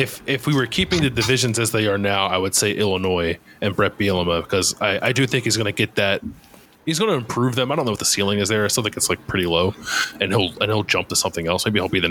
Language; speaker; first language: English; native; English